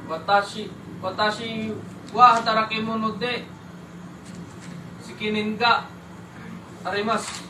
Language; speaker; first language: Japanese; non-native, learner; Iloko